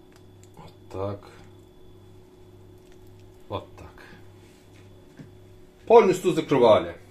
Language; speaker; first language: Russian; non-native, learner; Turkish